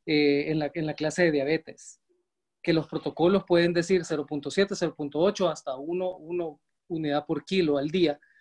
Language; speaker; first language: Spanish; native; Spanish